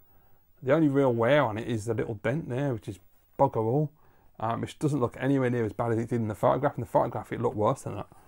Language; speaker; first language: English; native; English